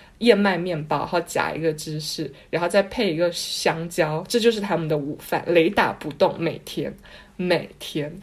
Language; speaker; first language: Chinese; non-native, local second language; Cantonese